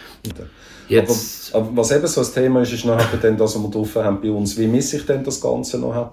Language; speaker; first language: German; native; German